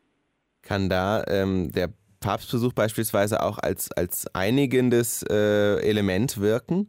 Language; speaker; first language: German; native; German